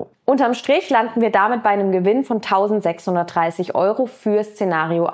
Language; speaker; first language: German; native; German